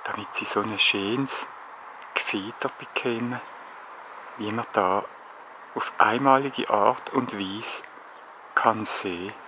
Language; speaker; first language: German; native; German